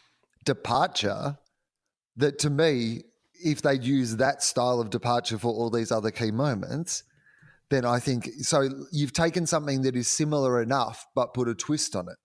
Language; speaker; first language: English; native; English